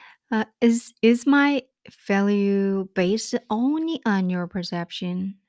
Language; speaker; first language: English; non-native, fluent; Korean